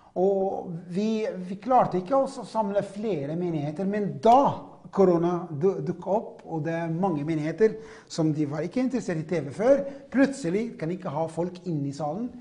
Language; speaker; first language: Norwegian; non-native, fluent; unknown